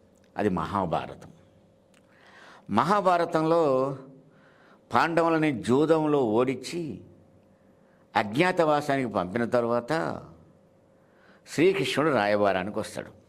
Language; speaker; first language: Telugu; native; Telugu